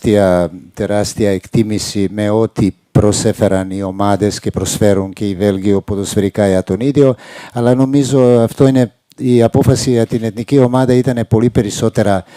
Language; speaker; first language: Greek; non-native, fluent; Serbian